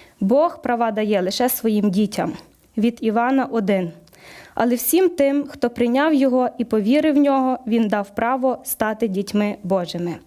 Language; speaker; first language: Ukrainian; native; Ukrainian